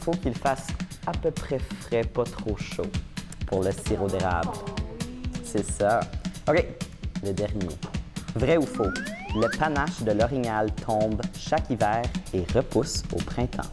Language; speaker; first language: French; native; French